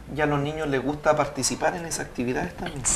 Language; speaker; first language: Spanish; native; Spanish